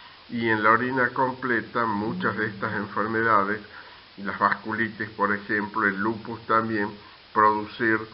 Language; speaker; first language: Spanish; native; Spanish